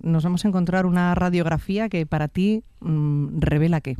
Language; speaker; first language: Spanish; native; Spanish